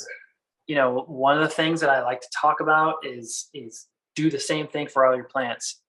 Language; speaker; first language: English; native; English